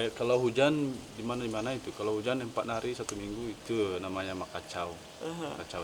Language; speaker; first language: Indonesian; non-native, local second language; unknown